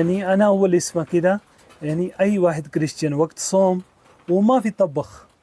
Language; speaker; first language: Arabic; non-native, learner; Urdu